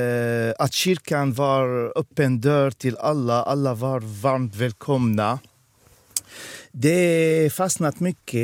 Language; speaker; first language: Swedish; non-native, fluent; Arabic